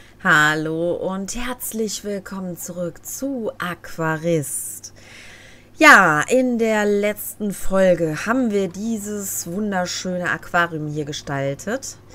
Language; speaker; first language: German; native; German